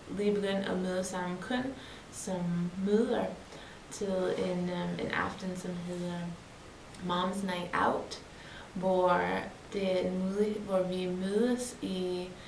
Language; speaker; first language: Danish; non-native, learner; English